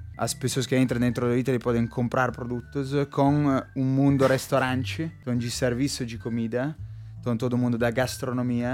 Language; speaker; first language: Portuguese; non-native, fluent; Italian